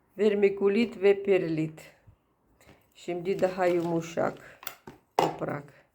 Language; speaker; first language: Turkish; non-native, learner; Russian